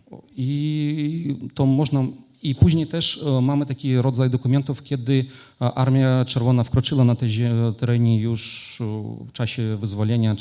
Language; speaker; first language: Polish; non-native, fluent; Ukrainian